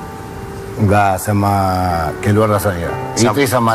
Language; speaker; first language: Indonesian; non-native, fluent; Spanish